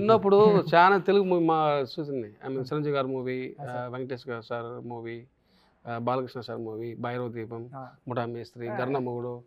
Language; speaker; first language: Telugu; non-native, learner; Tamil